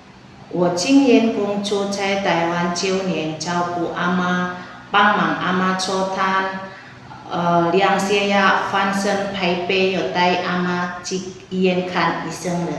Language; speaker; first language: Chinese; non-native, learner; Indonesian